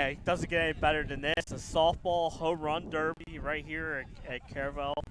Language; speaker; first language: English; native; English